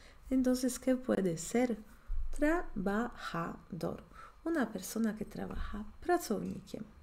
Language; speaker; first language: Spanish; non-native, fluent; Polish